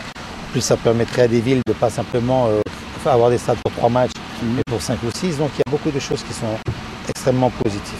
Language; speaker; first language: French; native; French